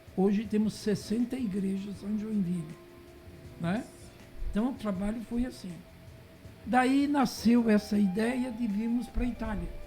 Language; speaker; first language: Portuguese; early bilingual, other home language; Italian